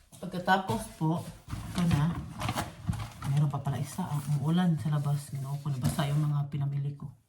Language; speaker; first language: Filipino; non-native, local second language; Cebuano